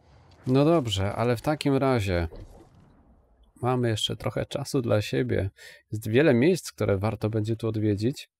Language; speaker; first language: Polish; native; Polish